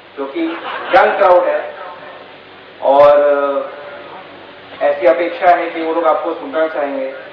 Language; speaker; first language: Hindi; non-native, local second language; Marathi